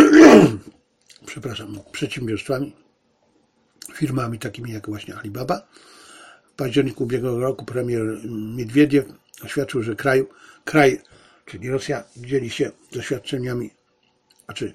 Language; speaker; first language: Polish; native; Polish